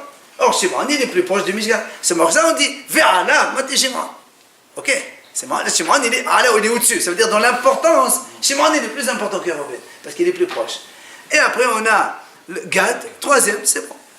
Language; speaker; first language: French; native; French